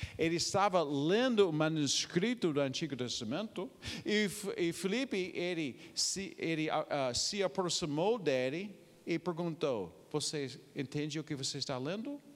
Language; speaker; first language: Portuguese; non-native, fluent; English